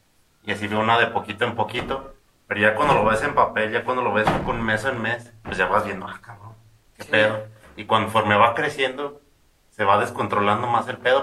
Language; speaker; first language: Spanish; native; Spanish